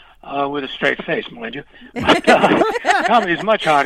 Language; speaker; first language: English; early bilingual, other home language; Spanish